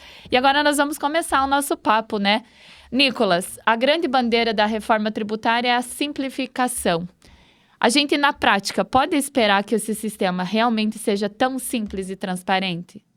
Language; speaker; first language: Portuguese; native; Portuguese